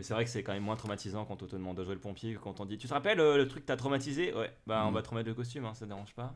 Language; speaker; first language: French; native; French